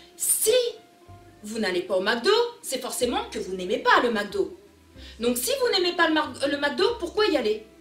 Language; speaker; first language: French; early bilingual, other home language; Portuguese